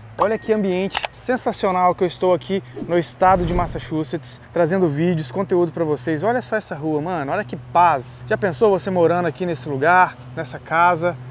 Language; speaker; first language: Portuguese; native; Portuguese